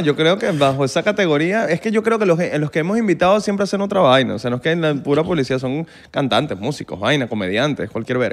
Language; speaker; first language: Spanish; native; Spanish